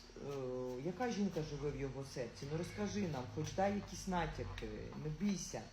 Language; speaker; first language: Ukrainian; non-native, local second language; Russian